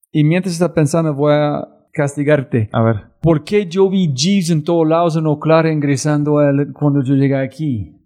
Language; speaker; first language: Spanish; non-native, learner; English